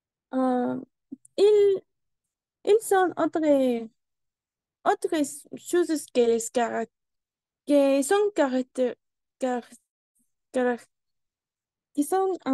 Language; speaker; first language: French; non-native, learner; Spanish